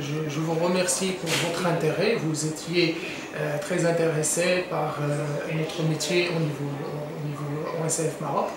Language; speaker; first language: French; non-native, local second language; Arabic